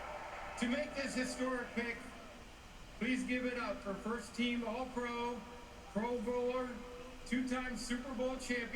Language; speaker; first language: English; native; English